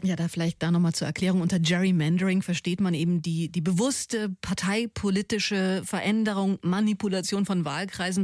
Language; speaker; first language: German; native; German